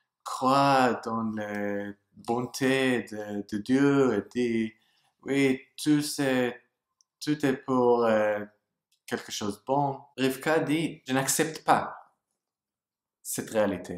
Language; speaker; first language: French; non-native, learner; English